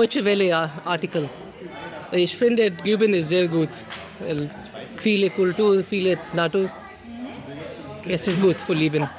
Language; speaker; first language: German; non-native, learner; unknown